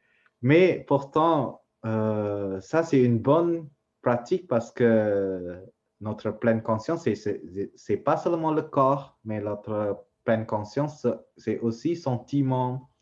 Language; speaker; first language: French; non-native, fluent; Vietnamese